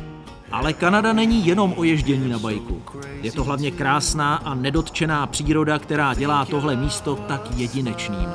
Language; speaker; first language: Czech; native; Czech